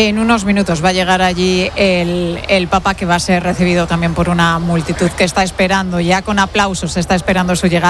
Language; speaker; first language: Spanish; native; Spanish